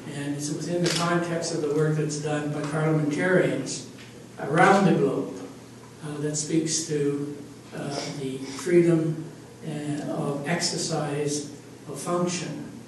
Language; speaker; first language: English; native; English